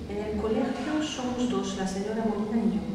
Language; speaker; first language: Spanish; non-native, fluent; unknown